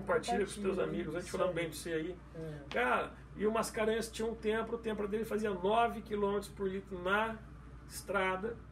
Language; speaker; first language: Portuguese; native; Portuguese